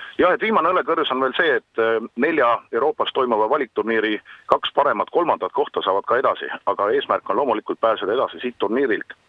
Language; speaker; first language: Estonian; native; Estonian